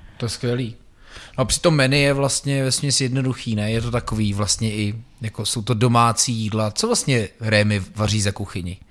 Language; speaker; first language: Czech; native; Czech